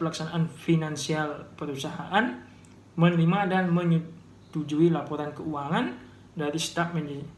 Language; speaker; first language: Indonesian; native; Indonesian